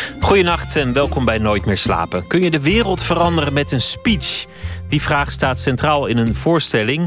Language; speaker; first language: Dutch; native; Dutch